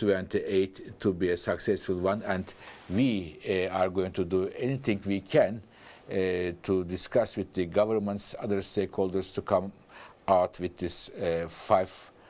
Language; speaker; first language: English; non-native, fluent; Turkish